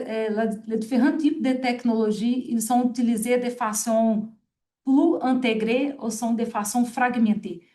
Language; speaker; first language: French; non-native, fluent; Portuguese